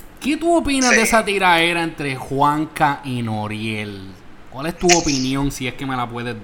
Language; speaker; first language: Spanish; native; Spanish